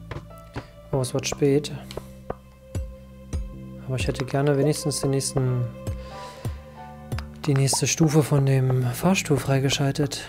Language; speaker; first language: German; native; German